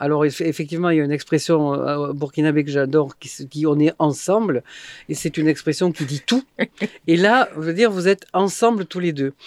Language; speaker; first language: French; native; French